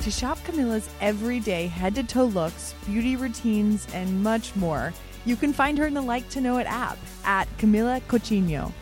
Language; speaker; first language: English; non-native, fluent; Portuguese